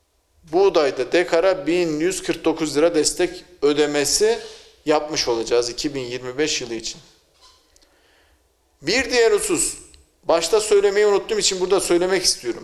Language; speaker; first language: Turkish; native; Turkish